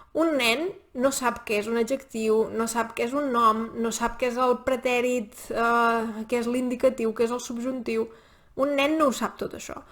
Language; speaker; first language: Catalan; native; Catalan